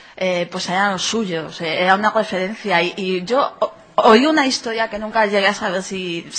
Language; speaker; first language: Spanish; native; Spanish